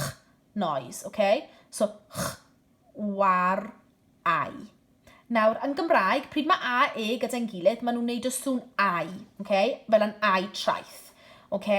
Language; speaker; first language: Welsh; non-native, local second language; English